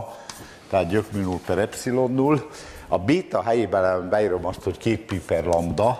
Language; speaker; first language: Hungarian; native; Hungarian